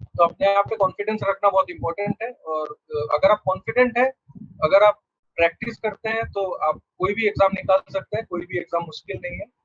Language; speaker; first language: Hindi; non-native, local second language; Bangla